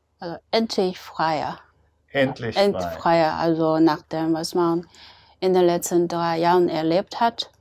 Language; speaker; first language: German; non-native, fluent; Chinese